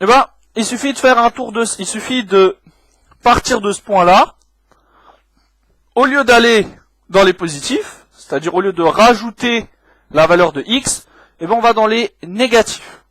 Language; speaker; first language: French; native; French